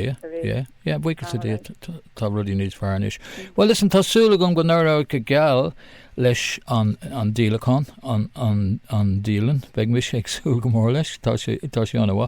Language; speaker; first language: Irish; non-native, local second language; English